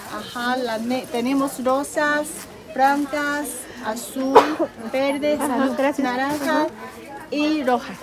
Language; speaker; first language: Spanish; non-native, learner; Chinese